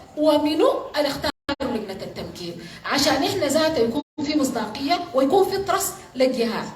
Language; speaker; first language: Arabic; native; Arabic